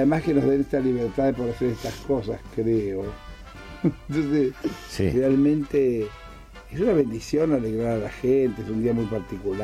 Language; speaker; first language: Spanish; native; Spanish